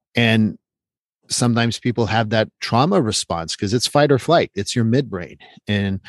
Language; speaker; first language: English; non-native, fluent; French